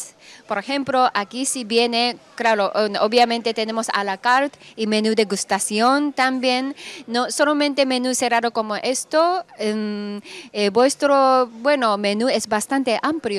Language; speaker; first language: Spanish; non-native, fluent; Japanese